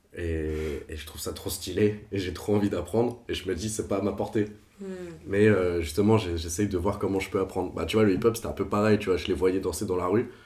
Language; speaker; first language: French; non-native, fluent; Portuguese